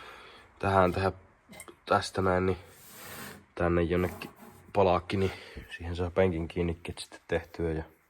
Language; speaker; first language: Finnish; native; Finnish